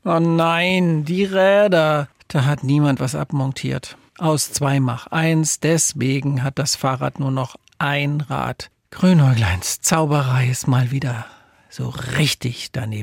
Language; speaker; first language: German; native; German